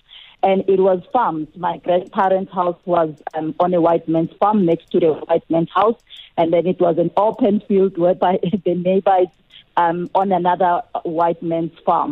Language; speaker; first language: English; non-native, local second language; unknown